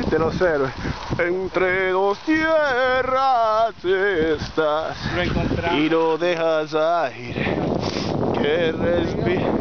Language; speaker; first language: Spanish; native; Spanish